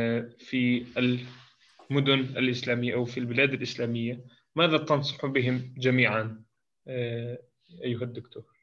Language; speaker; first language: Arabic; non-native, fluent; Turkish